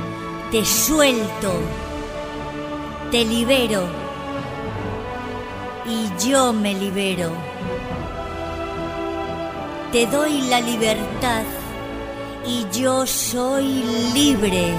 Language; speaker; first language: Spanish; native; Spanish